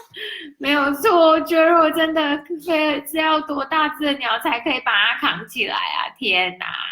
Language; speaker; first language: Chinese; native; Chinese